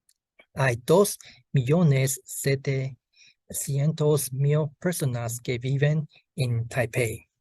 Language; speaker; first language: Spanish; non-native, learner; Chinese